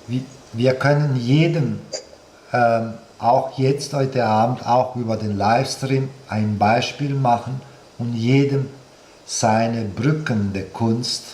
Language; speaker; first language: German; non-native, fluent; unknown